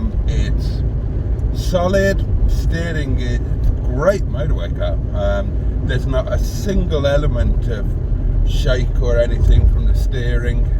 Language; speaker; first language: English; native; English